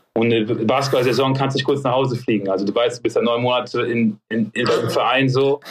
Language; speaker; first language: German; early bilingual, other home language; French